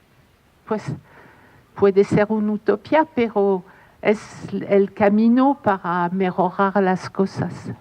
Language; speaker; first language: Spanish; non-native, fluent; French